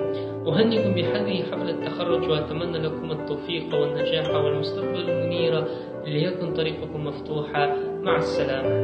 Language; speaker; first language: Arabic; non-native, fluent; Kazakh